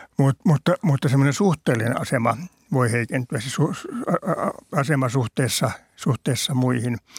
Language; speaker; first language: Finnish; native; Finnish